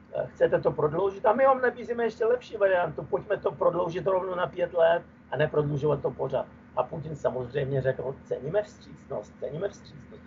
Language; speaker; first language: Czech; non-native, fluent; Russian